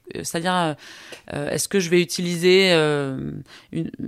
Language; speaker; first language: French; early bilingual, heritage; Spanish